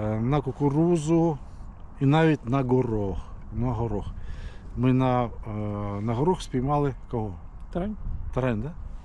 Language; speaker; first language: Ukrainian; non-native, local second language; Russian